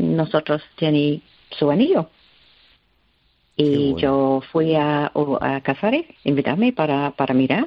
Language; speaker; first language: Spanish; non-native, learner; English